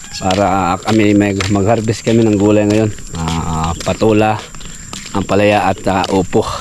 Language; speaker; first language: Filipino; non-native, local second language; Cebuano